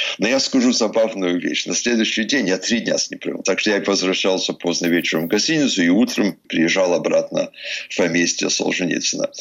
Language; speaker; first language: Russian; early bilingual, heritage; Russian